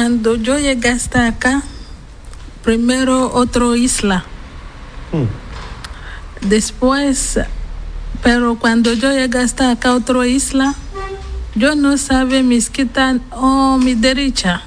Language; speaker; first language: Spanish; non-native, learner; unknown